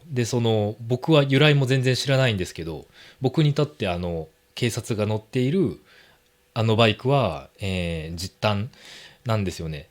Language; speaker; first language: Japanese; native; Japanese